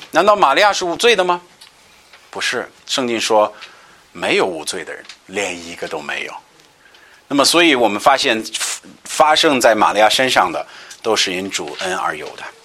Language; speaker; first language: Chinese; non-native, fluent; English